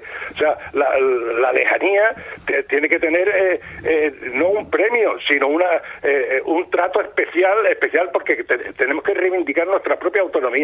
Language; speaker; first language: Spanish; native; Spanish